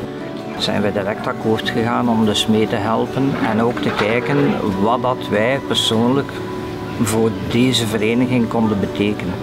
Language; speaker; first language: Dutch; native; Dutch